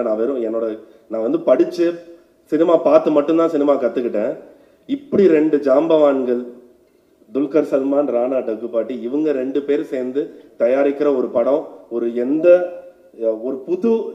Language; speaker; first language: Tamil; native; Tamil